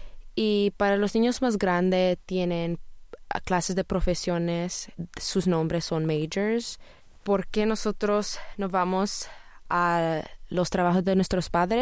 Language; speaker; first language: Spanish; early bilingual, heritage; Spanish